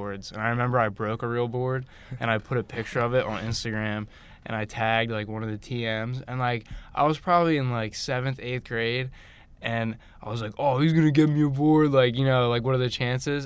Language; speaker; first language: English; native; English